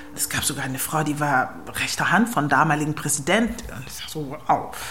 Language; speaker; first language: German; early bilingual, other home language; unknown